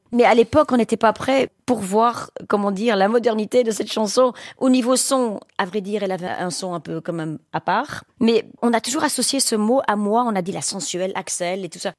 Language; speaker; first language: French; non-native, local second language; Dutch